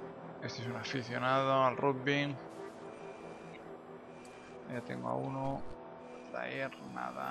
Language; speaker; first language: Spanish; native; Spanish